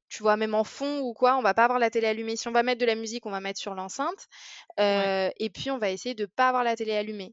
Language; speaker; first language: French; early bilingual, other home language; English